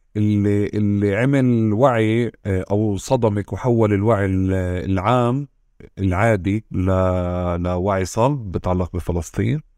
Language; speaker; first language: Arabic; native; Arabic